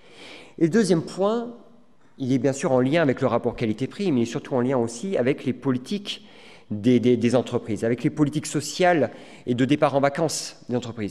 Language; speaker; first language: French; native; French